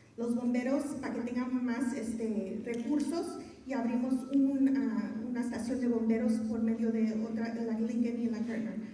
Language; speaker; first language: Spanish; early bilingual, other home language; English